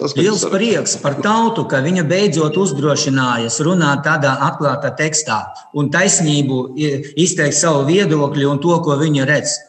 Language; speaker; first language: Latvian; non-native, local second language; Russian